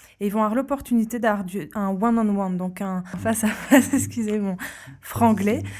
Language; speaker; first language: French; native; French